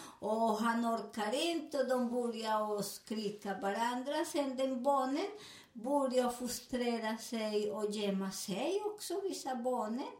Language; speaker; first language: Swedish; non-native, learner; Spanish